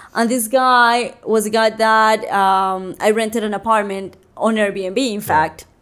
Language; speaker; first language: English; non-native, fluent; Spanish